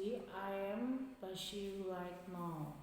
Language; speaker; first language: English; non-native, learner; Indonesian